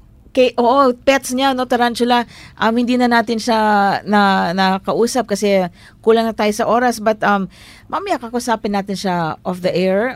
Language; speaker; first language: Filipino; native; Filipino